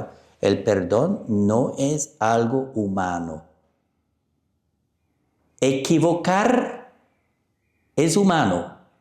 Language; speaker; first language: Spanish; non-native, fluent; English